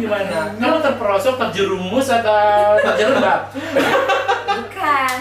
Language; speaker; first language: Indonesian; native; Indonesian